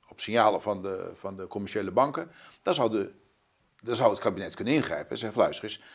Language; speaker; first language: Dutch; native; Dutch